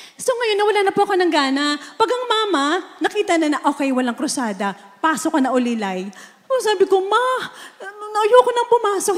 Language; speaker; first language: Filipino; native; Filipino